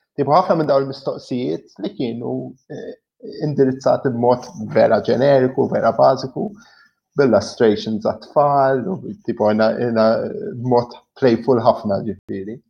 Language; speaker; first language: Maltese; early bilingual, other home language; English